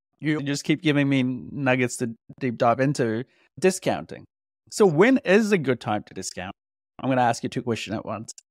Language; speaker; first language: English; native; English